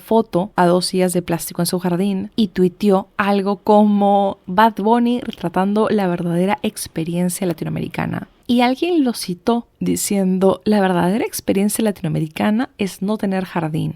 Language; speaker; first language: Spanish; native; Spanish